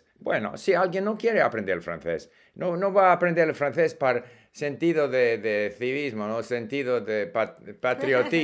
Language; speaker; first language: Spanish; non-native, fluent; English